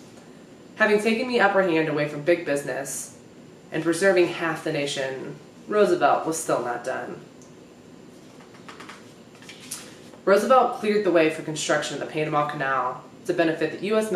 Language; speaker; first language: English; native; English